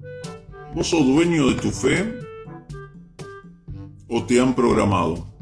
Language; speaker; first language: Spanish; native; Spanish